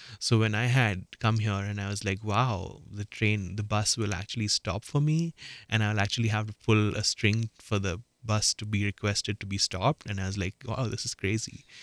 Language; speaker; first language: English; non-native, local second language; Marathi